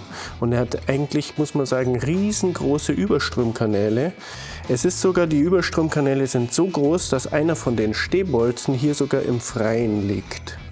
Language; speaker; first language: German; native; German